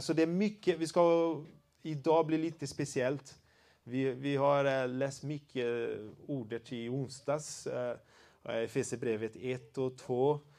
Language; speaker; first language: Swedish; non-native, fluent; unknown